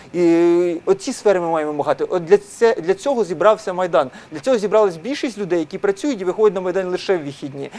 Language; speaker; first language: Ukrainian; non-native, local second language; Russian